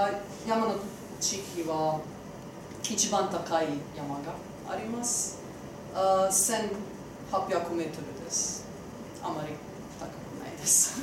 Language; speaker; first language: Japanese; non-native, learner; Croatian